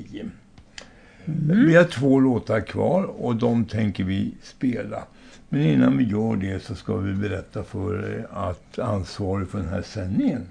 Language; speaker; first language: Swedish; native; Swedish